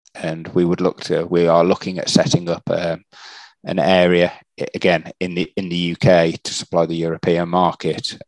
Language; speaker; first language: English; native; English